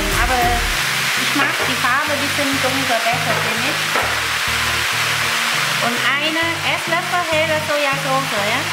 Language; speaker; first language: German; non-native, learner; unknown